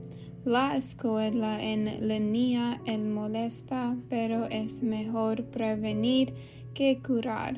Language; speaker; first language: Spanish; non-native, learner; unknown